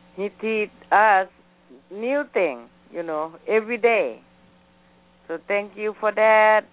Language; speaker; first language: English; non-native, learner; Thai